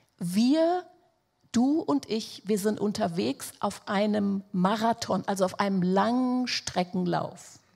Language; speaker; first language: German; non-native, fluent; Portuguese